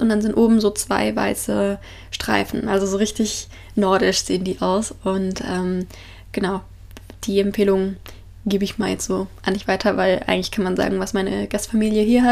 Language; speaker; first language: German; native; German